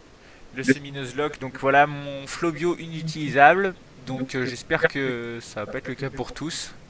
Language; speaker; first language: French; native; French